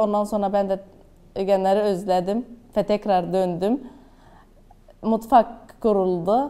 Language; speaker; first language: Turkish; non-native, learner; Arabic